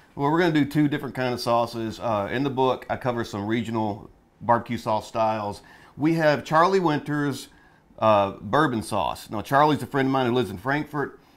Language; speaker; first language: English; native; English